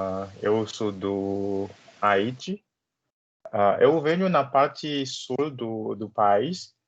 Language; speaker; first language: Portuguese; non-native, learner; Haitian Creole